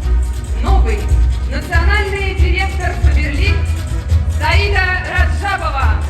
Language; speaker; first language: Russian; native; Russian